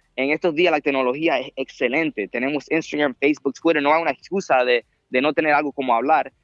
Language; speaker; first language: Spanish; early bilingual, heritage; Spanish